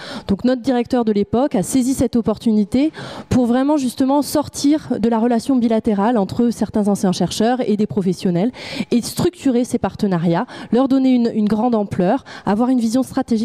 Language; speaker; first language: French; native; French